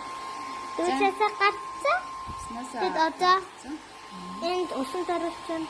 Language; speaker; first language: Mongolian; early bilingual, heritage; Mongolian